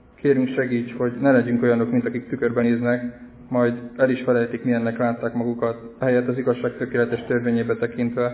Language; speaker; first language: Hungarian; native; Hungarian